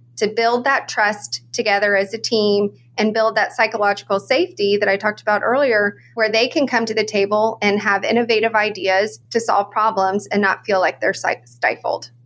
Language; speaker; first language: English; native; English